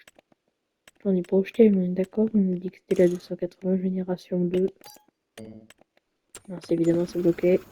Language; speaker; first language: French; native; French